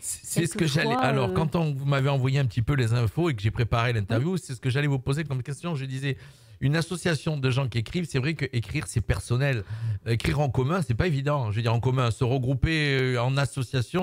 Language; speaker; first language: French; native; French